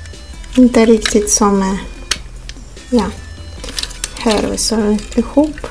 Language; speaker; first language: Swedish; non-native, learner; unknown